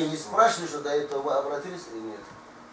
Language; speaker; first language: Russian; native; Russian